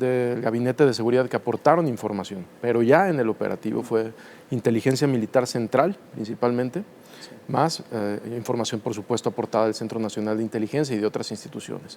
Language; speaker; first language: Spanish; native; Spanish